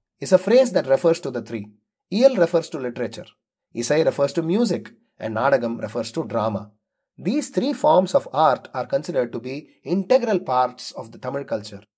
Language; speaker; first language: English; non-native, local second language; Tamil